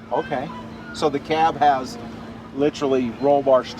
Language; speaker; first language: English; native; English